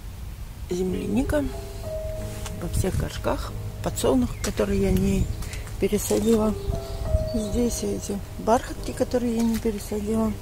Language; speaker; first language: Russian; native; Russian